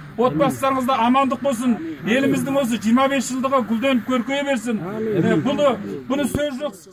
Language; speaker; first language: Kazakh; early bilingual, heritage; Kazakh